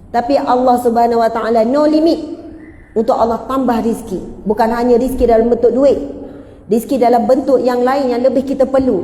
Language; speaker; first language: Malay; native; Malay